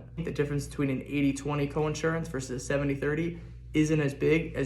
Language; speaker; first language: English; native; English